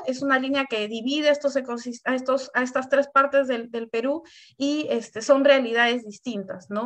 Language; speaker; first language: Spanish; native; Spanish